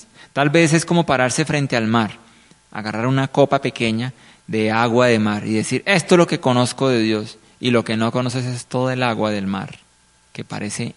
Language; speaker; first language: Spanish; native; Spanish